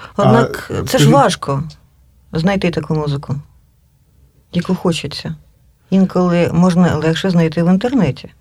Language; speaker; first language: Ukrainian; native; Ukrainian